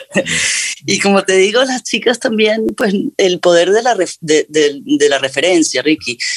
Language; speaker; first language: Spanish; native; Spanish